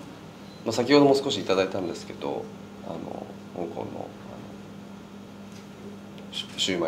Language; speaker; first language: Japanese; native; Japanese